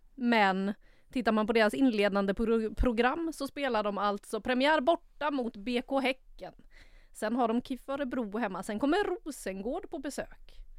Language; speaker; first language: Swedish; native; Swedish